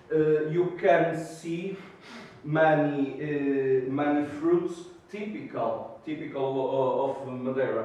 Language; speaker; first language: English; non-native, learner; Portuguese